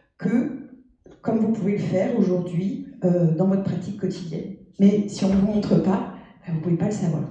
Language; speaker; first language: French; native; French